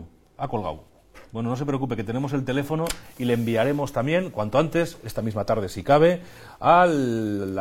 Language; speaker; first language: Spanish; native; Spanish